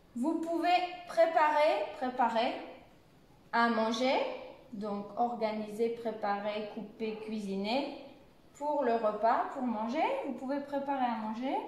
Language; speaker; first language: French; native; French